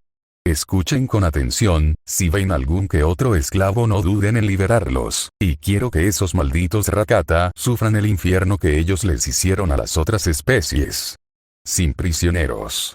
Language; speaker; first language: Spanish; native; Spanish